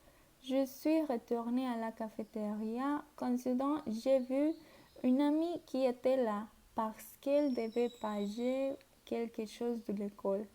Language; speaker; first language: French; non-native, learner; Spanish